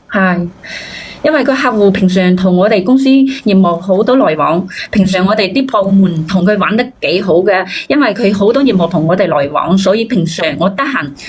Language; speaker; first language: Cantonese; native; Cantonese